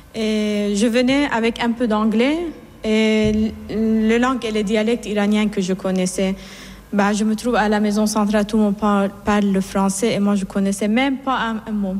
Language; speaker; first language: French; non-native, fluent; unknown